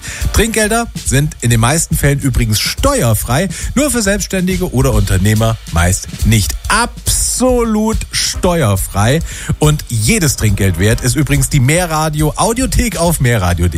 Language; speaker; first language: German; native; German